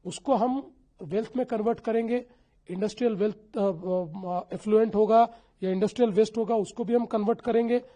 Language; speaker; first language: Hindi; non-native, local second language; Marathi